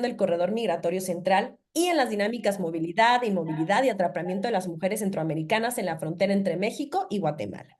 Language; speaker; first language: Spanish; native; Spanish